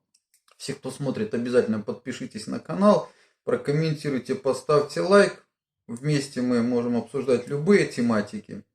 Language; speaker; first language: Russian; native; Russian